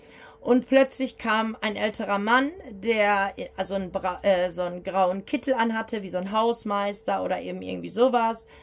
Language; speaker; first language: German; native; German